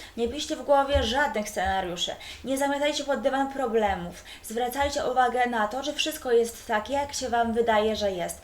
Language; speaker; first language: Polish; native; Polish